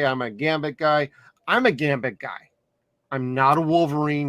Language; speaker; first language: English; native; English